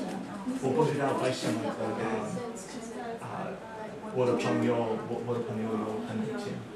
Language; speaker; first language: Chinese; non-native, learner; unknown